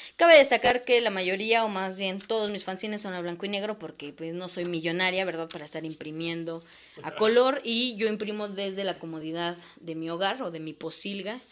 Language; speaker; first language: Spanish; native; Spanish